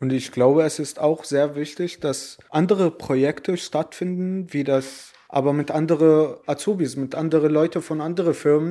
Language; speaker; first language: German; non-native, fluent; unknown